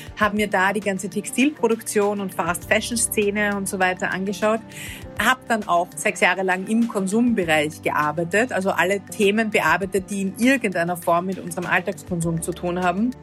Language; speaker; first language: German; native; German